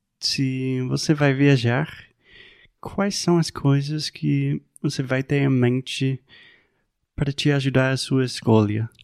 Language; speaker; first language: Portuguese; non-native, fluent; English